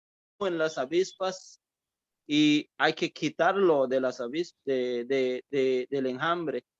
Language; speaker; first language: Spanish; early bilingual, heritage; English